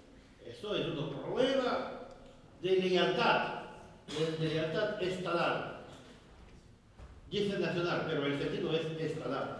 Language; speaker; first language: Spanish; non-native, fluent; French